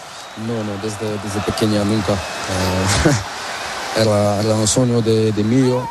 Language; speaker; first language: Spanish; non-native, learner; Portuguese